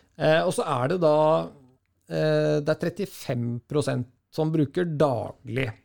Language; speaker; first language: Norwegian; native; Norwegian